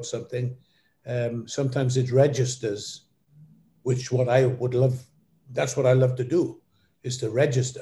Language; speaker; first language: English; native; English